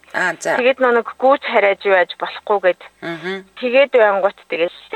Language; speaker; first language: Mongolian; native; Mongolian